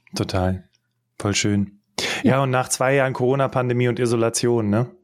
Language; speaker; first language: German; early bilingual, other home language; English